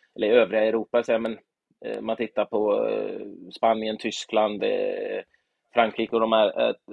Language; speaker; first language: Swedish; native; Swedish